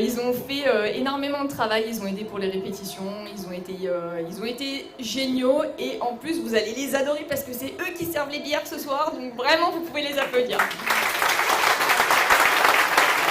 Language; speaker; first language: French; native; French